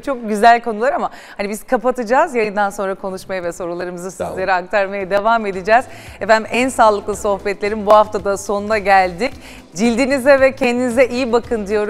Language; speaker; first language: Turkish; native; Turkish